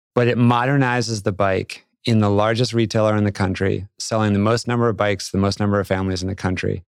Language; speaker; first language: English; native; English